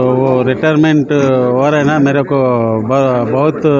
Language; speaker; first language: Hindi; non-native, local second language; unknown